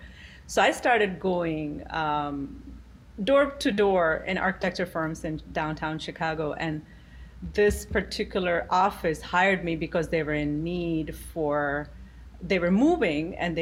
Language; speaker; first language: English; non-native, local second language; Gujarati